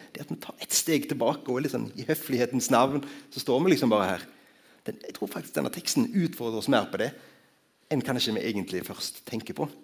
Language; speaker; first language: Norwegian; native; Norwegian